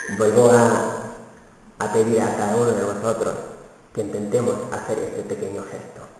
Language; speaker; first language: Spanish; non-native, fluent; Wolof